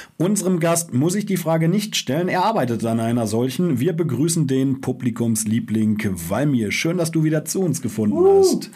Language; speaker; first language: German; native; German